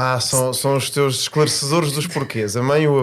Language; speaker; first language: Portuguese; native; Portuguese